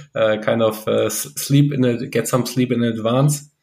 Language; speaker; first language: English; non-native, fluent; German